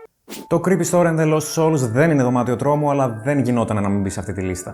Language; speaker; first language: Greek; native; Greek